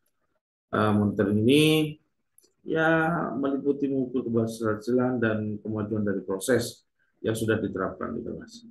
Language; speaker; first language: Indonesian; native; Indonesian